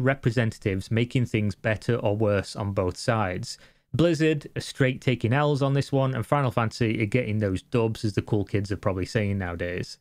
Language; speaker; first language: English; native; English